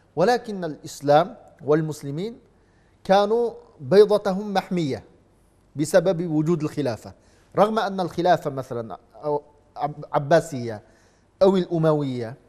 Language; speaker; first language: Arabic; non-native, fluent; Uyghur